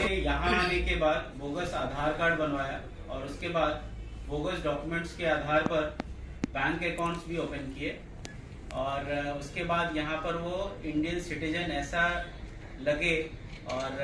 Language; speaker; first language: Hindi; native; Hindi